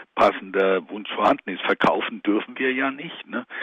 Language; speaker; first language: German; non-native, fluent; Italian